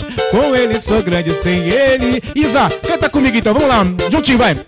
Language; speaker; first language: Portuguese; native; Portuguese